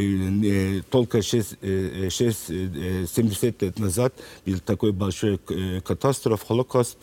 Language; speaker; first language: Russian; non-native, learner; Turkish